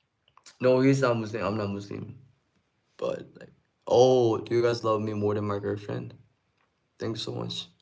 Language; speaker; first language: English; non-native, fluent; Korean